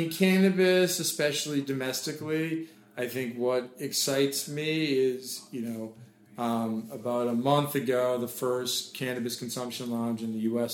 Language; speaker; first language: English; native; English